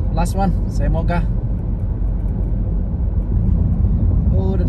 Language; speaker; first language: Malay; non-native, learner; Chinese